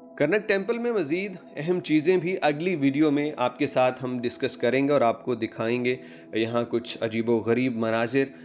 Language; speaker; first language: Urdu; non-native, local second language; Punjabi